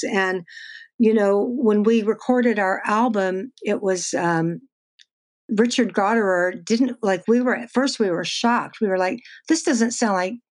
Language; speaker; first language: English; native; English